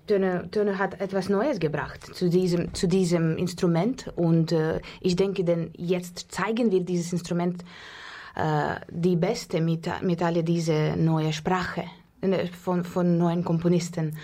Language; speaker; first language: German; non-native, learner; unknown